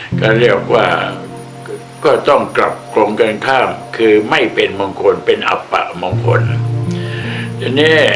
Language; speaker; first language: Thai; native; Thai